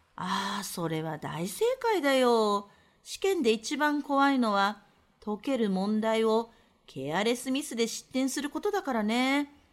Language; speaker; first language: Japanese; native; Japanese